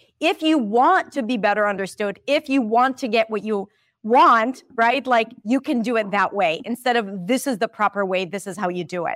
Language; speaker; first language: English; non-native, fluent; Hebrew